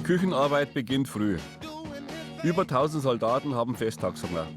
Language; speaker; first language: German; native; German